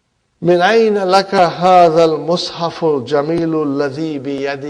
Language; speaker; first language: Arabic; non-native, fluent; English